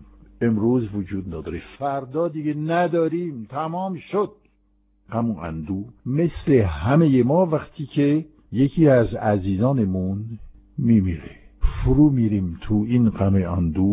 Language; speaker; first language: Persian; non-native, fluent; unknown